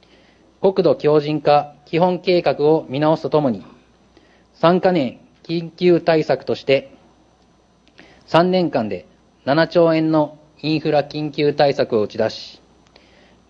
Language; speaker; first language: Japanese; native; Japanese